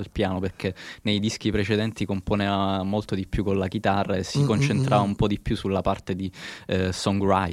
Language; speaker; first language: Italian; native; Italian